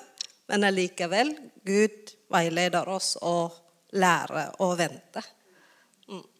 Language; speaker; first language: Norwegian; non-native, learner; Tamil